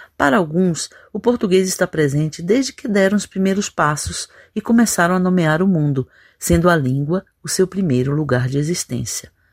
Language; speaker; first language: Portuguese; native; Portuguese